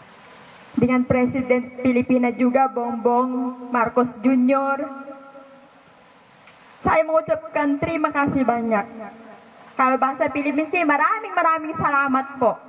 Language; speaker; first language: Indonesian; non-native, fluent; Filipino